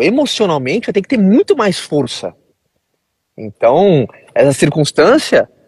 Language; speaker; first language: Portuguese; native; Portuguese